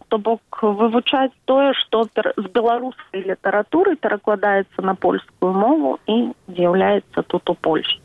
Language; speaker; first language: Belarusian; native; Belarusian